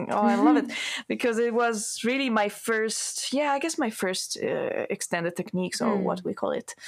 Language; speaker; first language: English; non-native, fluent; Italian